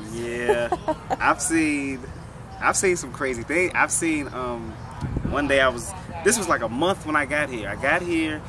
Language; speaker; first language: English; native; English